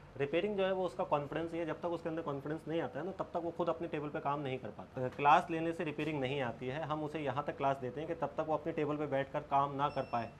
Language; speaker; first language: Hindi; native; Hindi